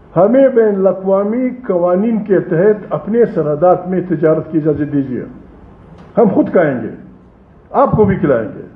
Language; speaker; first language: Urdu; non-native, local second language; Pashto